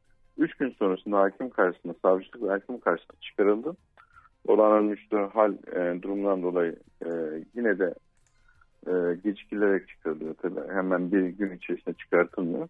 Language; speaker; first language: Turkish; native; Turkish